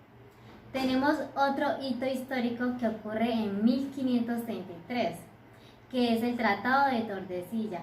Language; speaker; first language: Spanish; native; Spanish